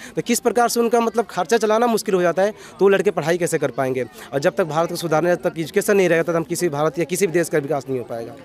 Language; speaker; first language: Hindi; native; Hindi